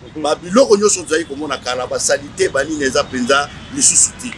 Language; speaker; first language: Lingala; non-native, local second language; Luba-Lulua